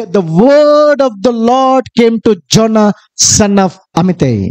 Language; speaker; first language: English; non-native, local second language; Kannada